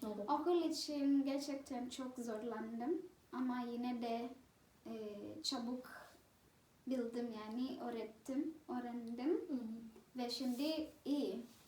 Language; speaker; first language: Turkish; non-native, fluent; Swahili